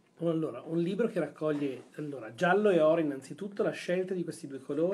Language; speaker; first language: Italian; native; Italian